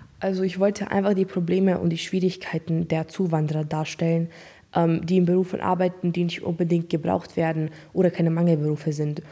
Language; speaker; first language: German; early bilingual, other home language; Turkish